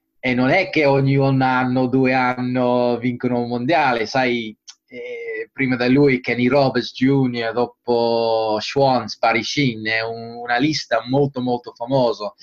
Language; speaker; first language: Italian; non-native, fluent; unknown